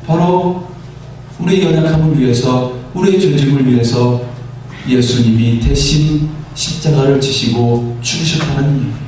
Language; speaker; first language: Korean; native; Korean